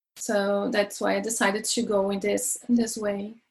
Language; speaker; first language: English; non-native, learner; Portuguese